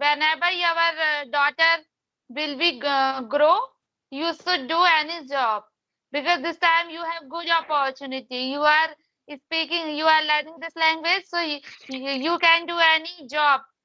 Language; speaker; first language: English; non-native, learner; Hindi